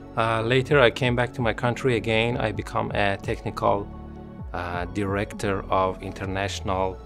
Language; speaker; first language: English; non-native, fluent; Persian